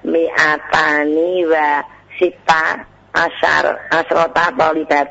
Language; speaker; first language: Arabic; non-native, learner; Indonesian